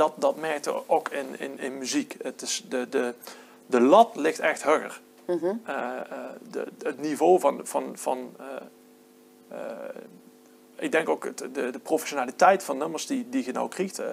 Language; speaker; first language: Dutch; native; Dutch